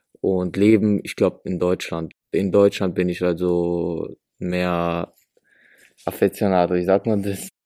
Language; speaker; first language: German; early bilingual, other home language; Italian